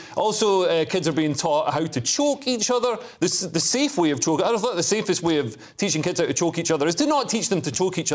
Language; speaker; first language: English; native; English